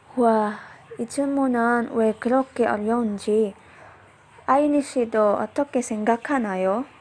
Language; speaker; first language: Korean; non-native, learner; Indonesian